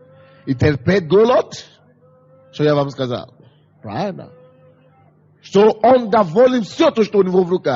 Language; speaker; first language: Russian; non-native, fluent; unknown